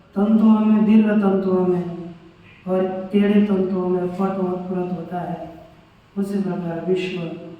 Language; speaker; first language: Hindi; non-native, local second language; Marathi